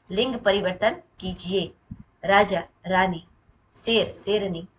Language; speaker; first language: Hindi; non-native, local second language; Gujarati